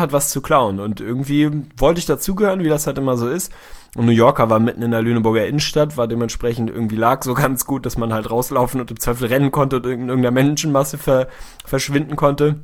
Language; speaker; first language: German; native; German